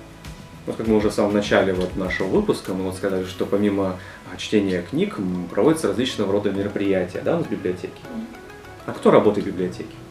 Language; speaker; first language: Russian; native; Russian